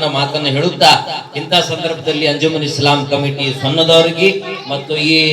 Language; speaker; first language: Kannada; native; Kannada